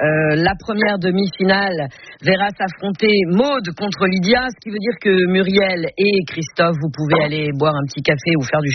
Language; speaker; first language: French; native; French